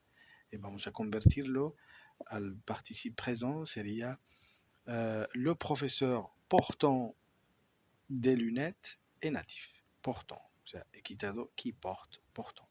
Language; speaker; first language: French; non-native, fluent; Spanish